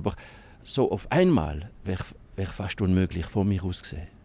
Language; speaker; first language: German; non-native, local second language; French